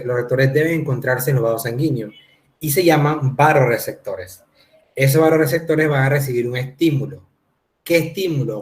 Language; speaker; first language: Spanish; native; Spanish